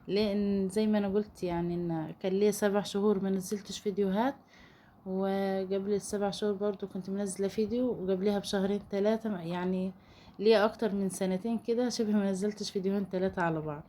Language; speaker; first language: Arabic; native; Arabic